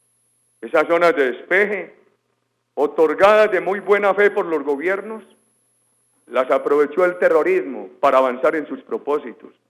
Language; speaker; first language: Spanish; native; Spanish